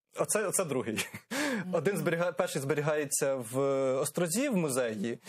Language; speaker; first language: Ukrainian; native; Ukrainian